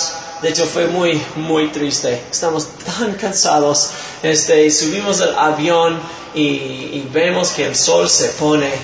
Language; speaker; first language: Spanish; non-native, fluent; English